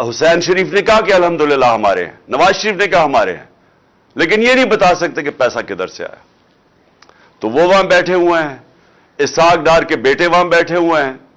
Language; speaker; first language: Urdu; native; Urdu